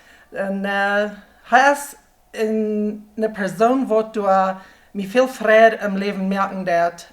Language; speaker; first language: German; non-native, learner; Plautdietsch